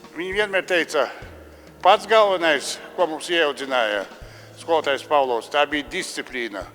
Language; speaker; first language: Latvian; native; Latvian